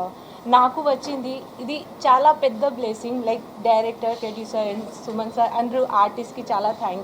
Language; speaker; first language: Telugu; non-native, learner; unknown